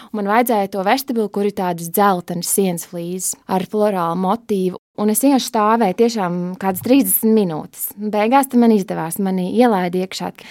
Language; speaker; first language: Latvian; native; Latvian